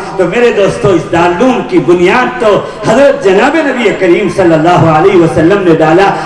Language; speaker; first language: Urdu; non-native, local second language; Tamil